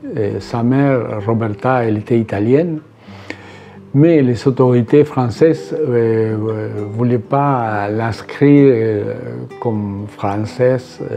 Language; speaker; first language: French; non-native, fluent; Spanish